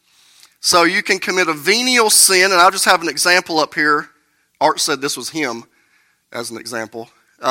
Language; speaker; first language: English; native; English